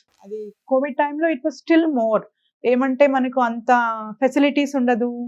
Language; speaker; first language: Telugu; native; Telugu